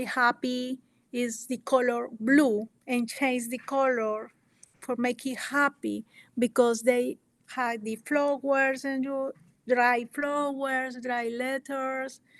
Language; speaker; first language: English; non-native, learner; Spanish